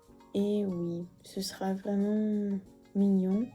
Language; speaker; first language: French; non-native, fluent; Russian